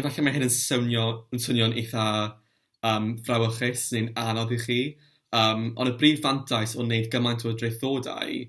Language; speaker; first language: Welsh; non-native, local second language; English